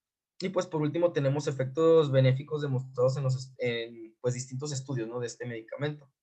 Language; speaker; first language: Spanish; native; Spanish